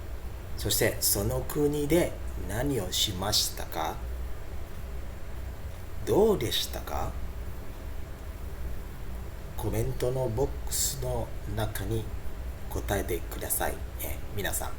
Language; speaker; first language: Japanese; non-native, fluent; Indonesian